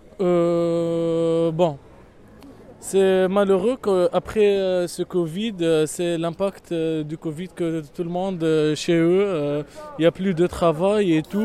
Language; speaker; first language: French; non-native, fluent; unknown